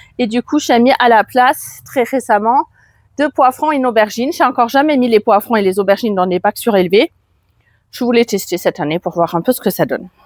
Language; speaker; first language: French; non-native, fluent; German